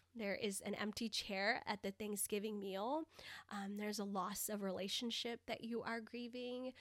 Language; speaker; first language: English; early bilingual, other home language; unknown